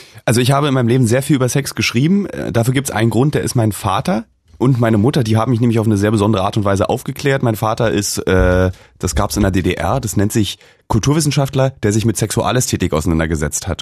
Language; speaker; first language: German; native; German